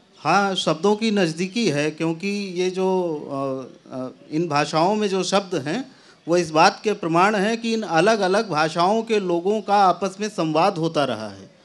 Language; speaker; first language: Hindi; native; Hindi